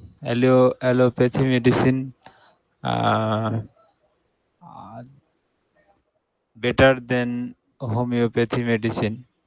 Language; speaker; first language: English; non-native, learner; Bangla